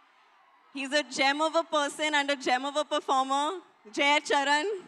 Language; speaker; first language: Telugu; non-native, learner; Hindi